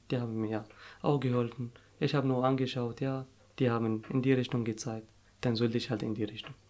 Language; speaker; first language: German; non-native, fluent; Arabic